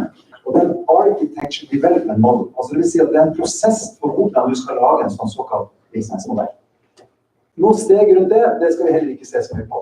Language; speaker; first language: Norwegian; native; Norwegian